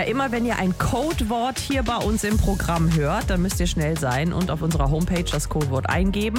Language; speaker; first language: German; native; German